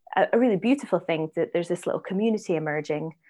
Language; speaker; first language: English; native; English